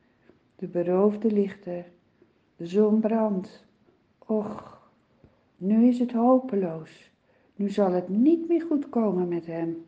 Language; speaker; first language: Dutch; native; Dutch